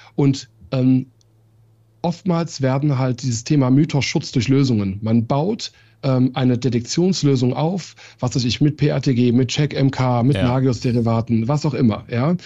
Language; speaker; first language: German; early bilingual, other home language; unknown